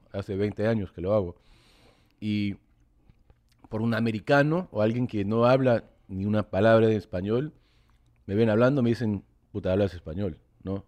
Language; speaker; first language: Spanish; early bilingual, heritage; English